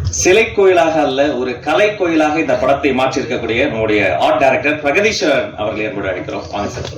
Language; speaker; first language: Tamil; native; Tamil